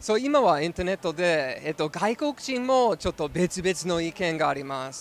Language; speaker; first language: Japanese; non-native, learner; English